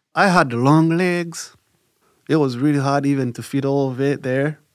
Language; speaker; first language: English; non-native, local second language; Kinyarwanda